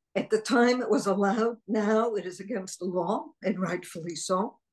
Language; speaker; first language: English; early bilingual, other home language; Hebrew